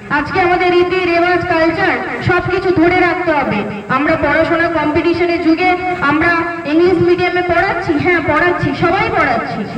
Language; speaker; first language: Bangla; non-native, local second language; Santali